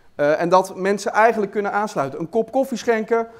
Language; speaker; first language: Dutch; native; Dutch